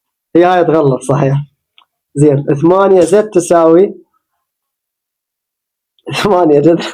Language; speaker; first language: Arabic; native; Arabic